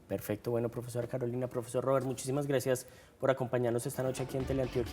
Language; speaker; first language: Spanish; native; Spanish